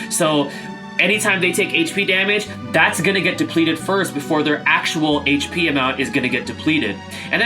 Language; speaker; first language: English; native; English